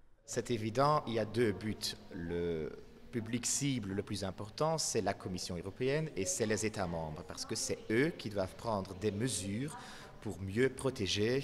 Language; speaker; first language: French; non-native, local second language; Dutch